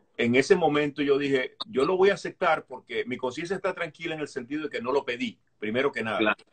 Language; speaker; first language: Spanish; native; Spanish